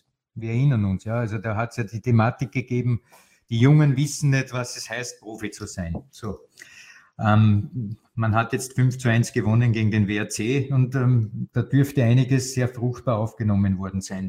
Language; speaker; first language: German; native; German